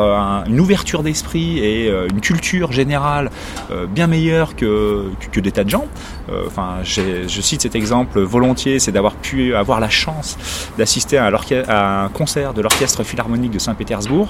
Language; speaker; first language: French; native; French